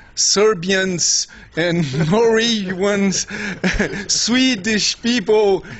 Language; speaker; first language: English; non-native, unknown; Portuguese